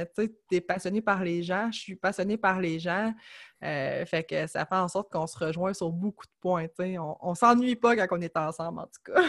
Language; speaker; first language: French; native; French